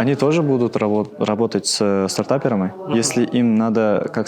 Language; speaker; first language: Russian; non-native, local second language; Uzbek